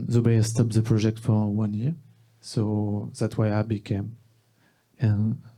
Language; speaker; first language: English; non-native, learner; French